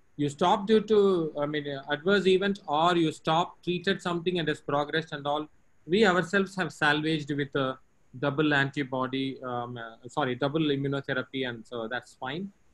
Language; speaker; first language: English; non-native, local second language; Tamil